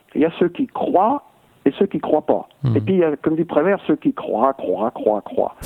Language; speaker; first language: French; native; French